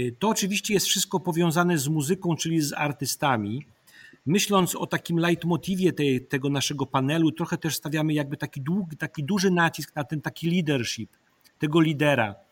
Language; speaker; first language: Polish; native; Polish